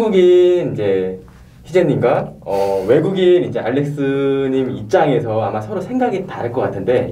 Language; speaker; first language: Korean; native; Korean